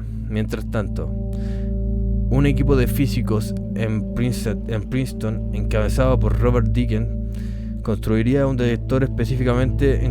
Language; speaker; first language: Spanish; native; Spanish